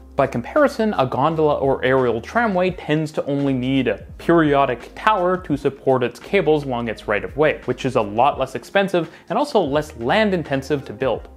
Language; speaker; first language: English; native; English